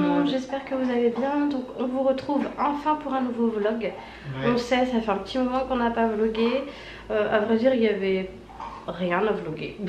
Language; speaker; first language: French; native; French